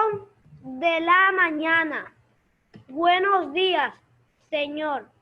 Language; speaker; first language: Spanish; native; Spanish